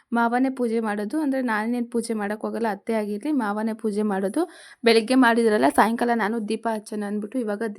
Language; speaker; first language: Kannada; non-native, local second language; Lambadi